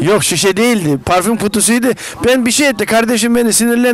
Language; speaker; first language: Turkish; native; Turkish